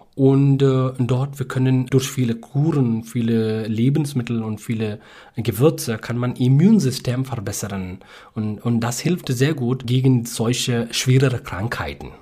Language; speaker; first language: German; non-native, learner; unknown